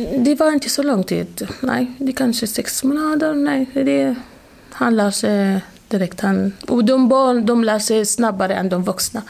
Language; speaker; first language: Swedish; non-native, fluent; Arabic